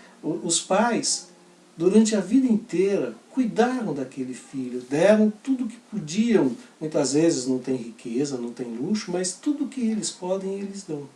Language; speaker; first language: Portuguese; native; Portuguese